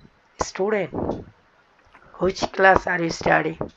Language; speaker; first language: English; non-native, learner; Bangla